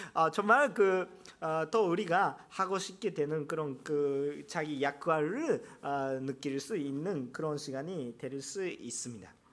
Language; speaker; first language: Korean; non-native, fluent; Japanese